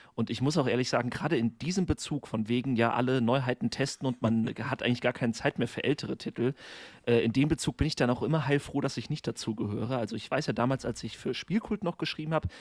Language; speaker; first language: German; native; German